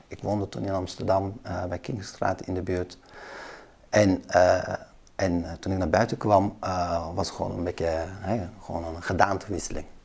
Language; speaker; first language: Dutch; early bilingual, other home language; Kurdish